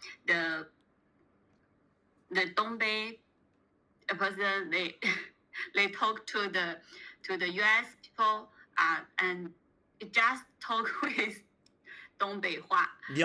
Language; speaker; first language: English; non-native, learner; Chinese